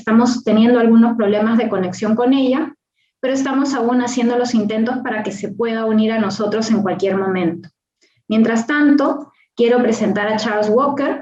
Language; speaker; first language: Spanish; native; Spanish